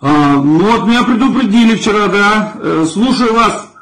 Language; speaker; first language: Russian; native; Russian